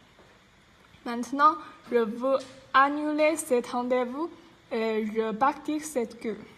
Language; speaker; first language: French; non-native, learner; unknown